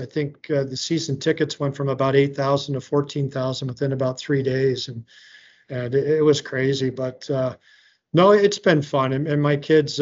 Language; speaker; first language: English; native; English